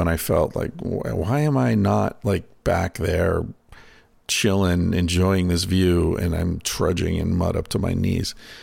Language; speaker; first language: English; native; English